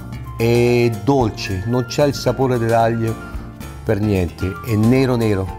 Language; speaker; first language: Italian; early bilingual, heritage; Italian